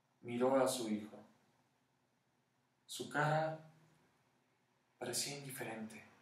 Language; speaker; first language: Spanish; native; Spanish